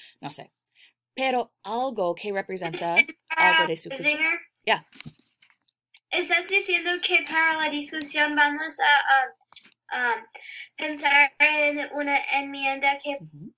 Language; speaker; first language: Spanish; non-native, learner; English